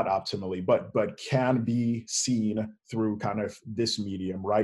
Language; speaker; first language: English; native; English